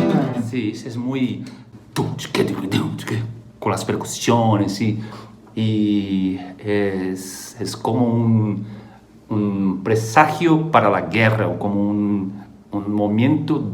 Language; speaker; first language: Spanish; non-native, fluent; Portuguese